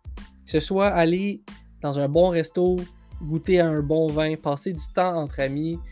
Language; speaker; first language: French; native; French